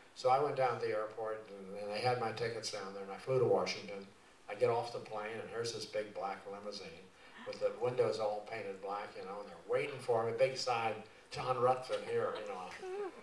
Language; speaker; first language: English; native; English